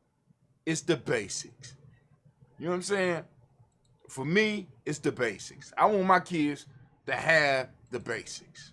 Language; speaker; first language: English; native; English